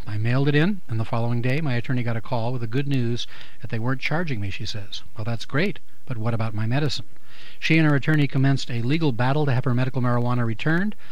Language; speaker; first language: English; native; English